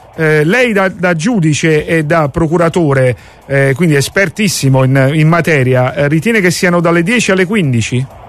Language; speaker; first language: Italian; native; Italian